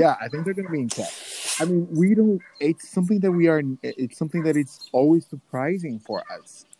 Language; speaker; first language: English; non-native, fluent; Portuguese